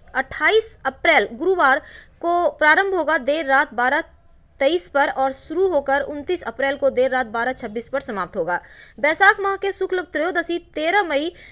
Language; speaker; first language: Hindi; native; Hindi